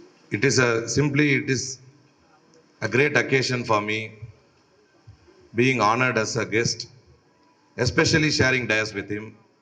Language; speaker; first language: English; non-native, local second language; Tamil